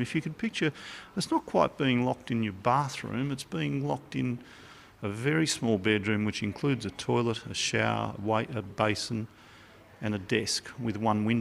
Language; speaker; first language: English; native; English